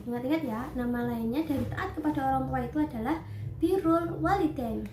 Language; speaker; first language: Indonesian; native; Indonesian